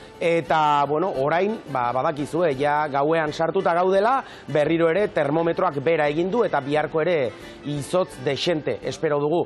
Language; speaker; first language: Basque; native; Basque